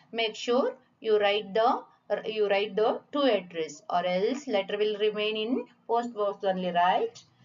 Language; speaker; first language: English; non-native, local second language; Kannada